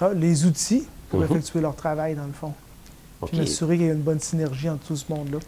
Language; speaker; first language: French; native; French